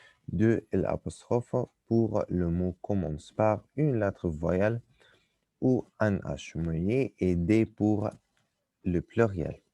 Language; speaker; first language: French; non-native, fluent; Arabic